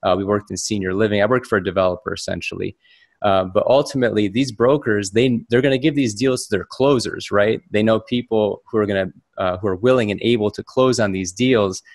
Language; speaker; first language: English; native; English